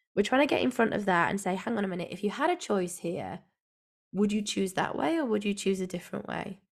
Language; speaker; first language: English; native; English